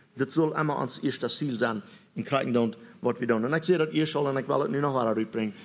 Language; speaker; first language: German; native; German